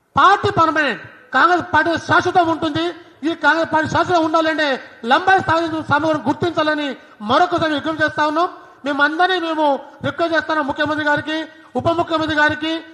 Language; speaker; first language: Telugu; non-native, local second language; Lambadi